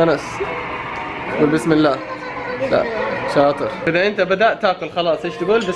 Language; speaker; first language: Arabic; native; Arabic